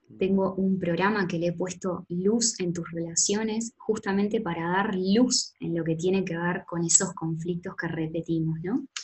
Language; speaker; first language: Spanish; native; Spanish